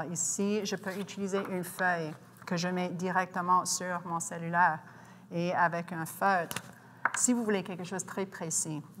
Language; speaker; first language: French; non-native, local second language; English